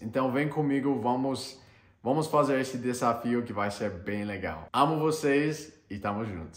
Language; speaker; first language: Portuguese; non-native, fluent; English